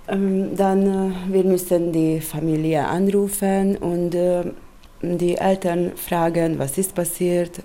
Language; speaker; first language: German; non-native, learner; Hungarian